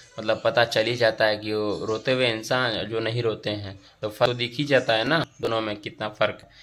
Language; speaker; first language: Hindi; native; Hindi